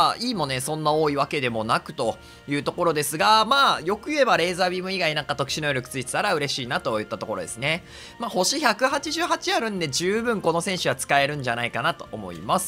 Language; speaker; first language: Japanese; native; Japanese